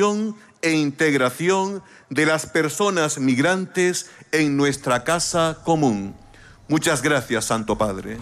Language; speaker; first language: Spanish; native; Spanish